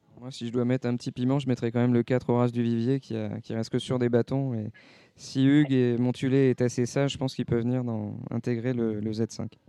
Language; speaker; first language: French; native; French